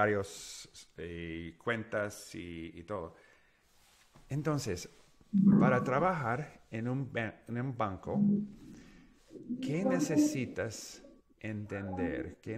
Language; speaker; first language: Spanish; non-native, learner; English